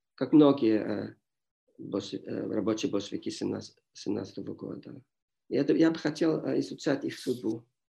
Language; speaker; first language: Russian; non-native, fluent; English